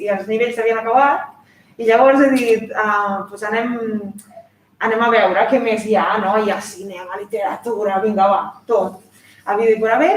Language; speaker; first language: Catalan; non-native, fluent; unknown